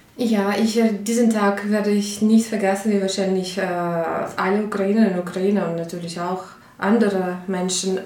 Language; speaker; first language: German; non-native, fluent; Ukrainian